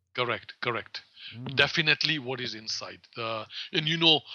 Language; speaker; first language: English; non-native, local second language; Gujarati